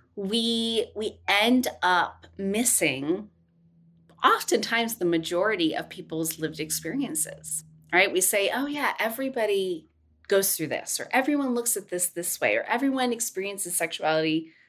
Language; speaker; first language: English; native; English